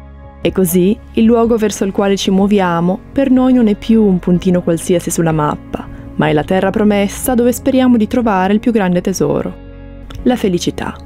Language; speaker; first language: Italian; native; Italian